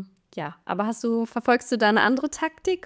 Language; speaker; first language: German; native; German